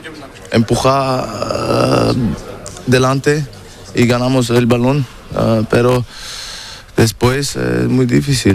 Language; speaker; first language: Spanish; non-native, learner; German